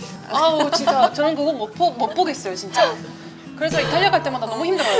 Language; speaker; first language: Korean; non-native, fluent; Italian